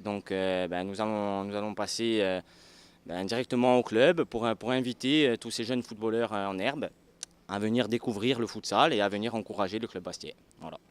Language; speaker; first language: French; native; French